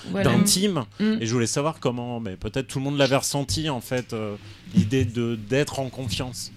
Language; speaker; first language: French; native; French